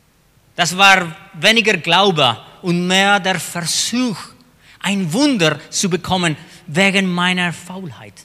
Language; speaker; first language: German; non-native, fluent; Spanish